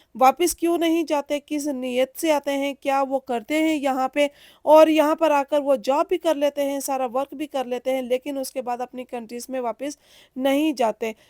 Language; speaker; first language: Urdu; native; Urdu